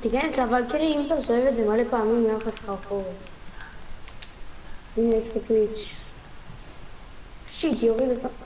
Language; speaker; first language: Hebrew; native; Hebrew